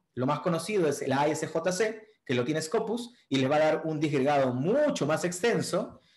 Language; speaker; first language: Spanish; native; Spanish